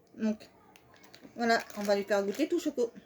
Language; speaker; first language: French; native; French